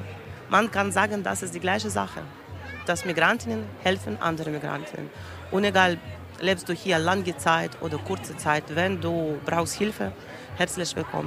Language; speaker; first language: German; non-native, learner; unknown